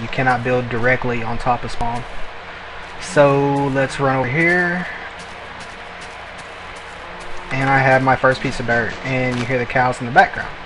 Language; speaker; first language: English; native; English